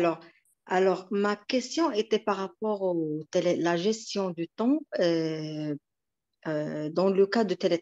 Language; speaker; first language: French; non-native, local second language; Arabic